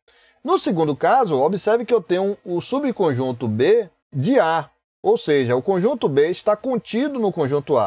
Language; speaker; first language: Portuguese; native; Portuguese